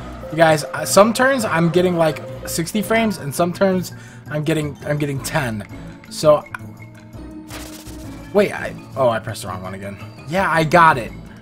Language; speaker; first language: English; native; English